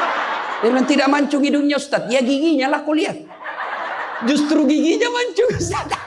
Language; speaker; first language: Indonesian; native; Indonesian